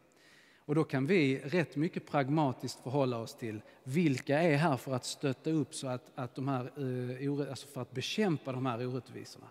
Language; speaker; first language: Swedish; native; Swedish